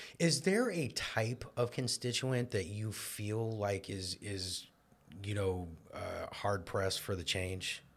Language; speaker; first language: English; native; English